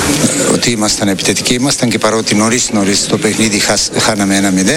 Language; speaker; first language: Greek; non-native, fluent; Serbian